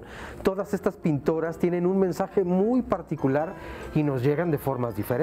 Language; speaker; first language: Spanish; native; Spanish